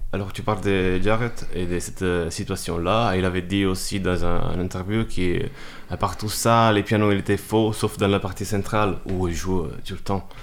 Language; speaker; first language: French; non-native, fluent; Italian